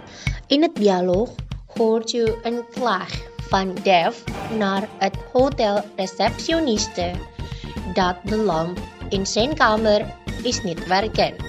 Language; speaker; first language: Dutch; non-native, learner; Indonesian